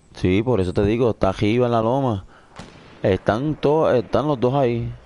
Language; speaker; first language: Spanish; native; Spanish